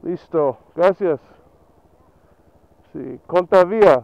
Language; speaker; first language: Spanish; non-native, learner; English